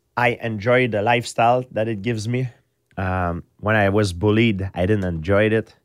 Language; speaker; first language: English; non-native, fluent; French